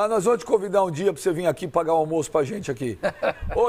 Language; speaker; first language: Portuguese; native; Portuguese